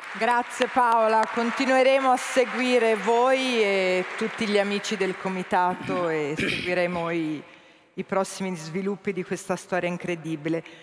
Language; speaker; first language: Italian; native; Italian